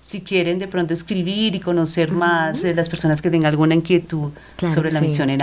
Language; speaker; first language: Spanish; native; Spanish